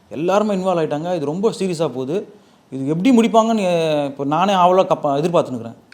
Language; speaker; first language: Tamil; native; Tamil